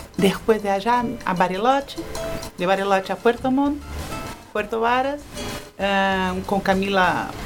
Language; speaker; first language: Spanish; non-native, learner; Portuguese